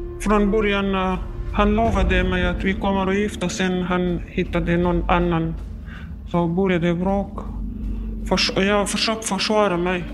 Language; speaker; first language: Swedish; non-native, learner; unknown